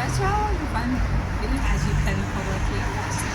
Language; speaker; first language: Persian; native; Persian